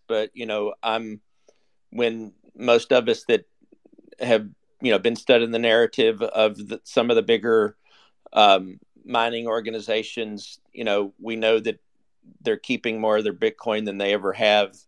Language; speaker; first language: English; native; English